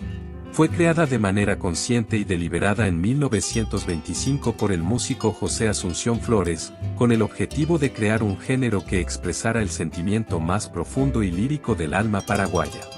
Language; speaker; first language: Spanish; native; Spanish